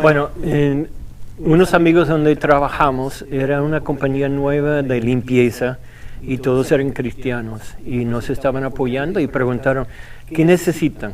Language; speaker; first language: Spanish; non-native, fluent; English